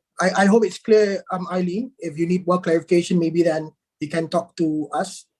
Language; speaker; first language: English; non-native, local second language; Malay